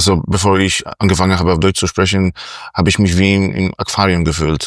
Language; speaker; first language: German; non-native, fluent; Polish